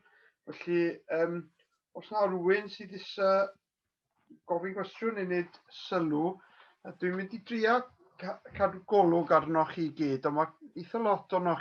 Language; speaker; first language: Welsh; native; Welsh